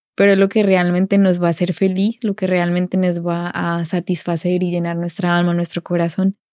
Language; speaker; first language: Spanish; native; Spanish